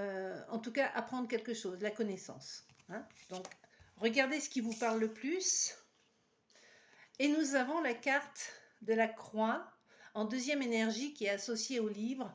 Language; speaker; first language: French; native; French